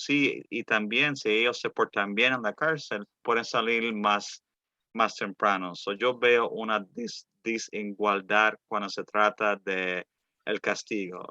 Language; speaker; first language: Spanish; early bilingual, heritage; Spanish